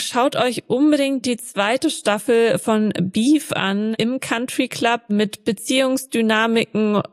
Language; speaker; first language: German; native; German